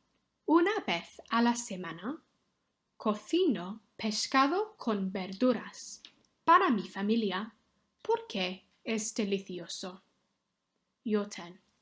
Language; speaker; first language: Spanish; non-native, fluent; English